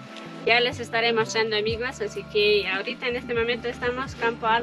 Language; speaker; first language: Spanish; native; Spanish